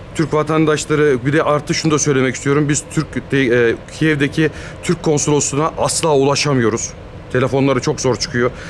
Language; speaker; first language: Turkish; native; Turkish